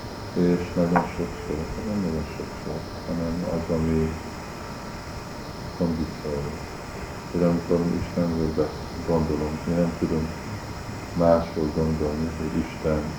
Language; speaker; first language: Hungarian; early bilingual, heritage; Hungarian